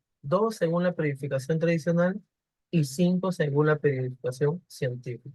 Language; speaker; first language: Spanish; native; Spanish